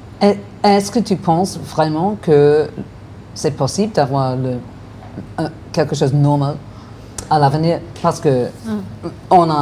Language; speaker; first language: French; non-native, learner; English